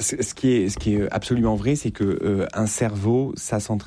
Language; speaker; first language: French; native; French